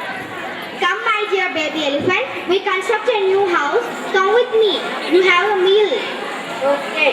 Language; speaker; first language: English; non-native, learner; Telugu